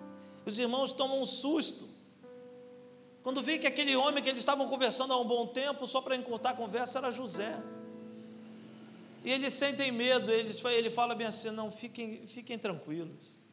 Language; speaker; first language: Portuguese; native; Portuguese